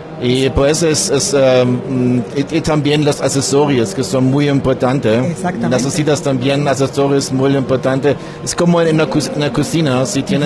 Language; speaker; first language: Spanish; non-native, learner; German